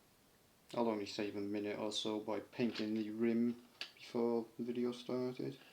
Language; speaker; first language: English; native; English